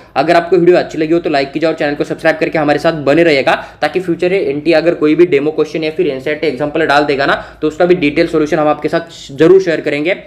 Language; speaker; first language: Hindi; non-native, local second language; Marathi